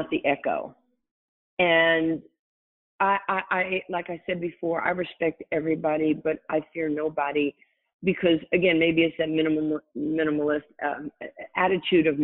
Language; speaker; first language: English; native; English